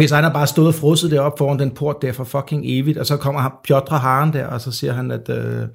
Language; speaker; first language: Danish; native; Danish